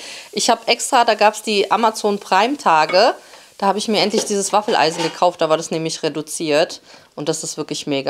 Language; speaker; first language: German; early bilingual, other home language; Polish